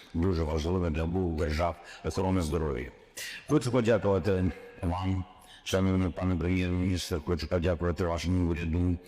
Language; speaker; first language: Ukrainian; non-native, local second language; Russian